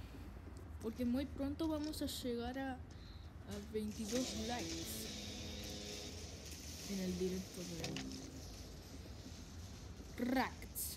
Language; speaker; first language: Spanish; early bilingual, other home language; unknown